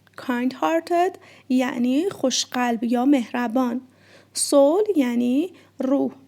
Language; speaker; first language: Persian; native; Persian